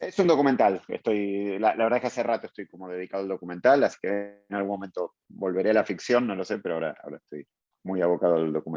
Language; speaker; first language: Spanish; native; Spanish